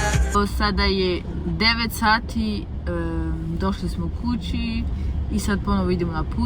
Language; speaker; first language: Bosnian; early bilingual, heritage; Serbian